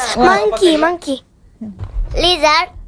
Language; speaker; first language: English; non-native, learner; Indonesian